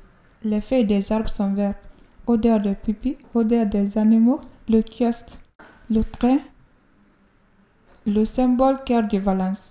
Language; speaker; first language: French; non-native, learner; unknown